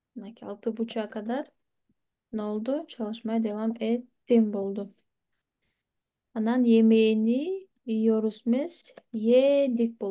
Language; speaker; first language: Turkish; non-native, fluent; Kyrgyz